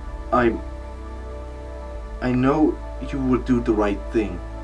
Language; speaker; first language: English; non-native, fluent; German